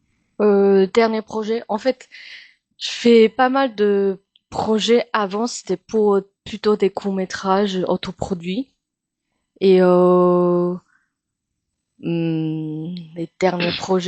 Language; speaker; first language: French; non-native, fluent; Min Nan Chinese